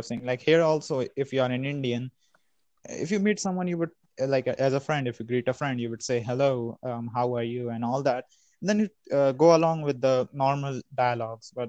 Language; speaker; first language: English; non-native, local second language; Hindi